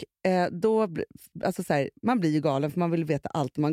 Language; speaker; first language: Swedish; native; Swedish